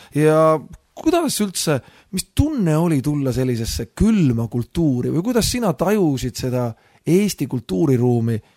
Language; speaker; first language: Estonian; native; Estonian